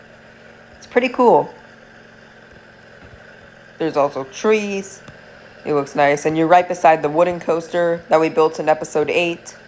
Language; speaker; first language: English; native; English